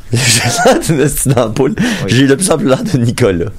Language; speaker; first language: French; native; French